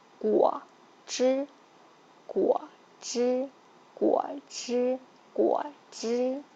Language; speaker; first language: Chinese; non-native, fluent; Thai